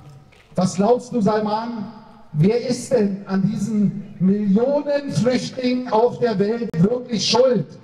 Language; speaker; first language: German; native; German